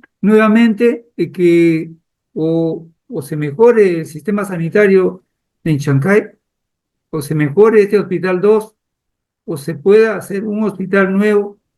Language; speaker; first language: Spanish; native; Spanish